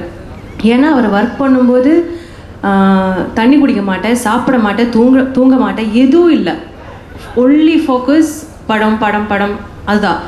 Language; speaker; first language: Tamil; non-native, learner; Malayalam